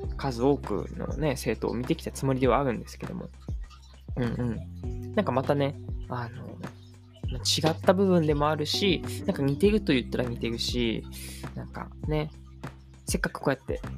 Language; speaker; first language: Japanese; native; Japanese